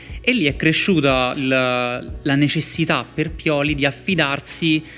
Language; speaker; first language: Italian; native; Italian